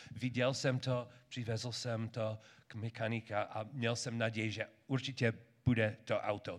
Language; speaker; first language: Czech; non-native, learner; English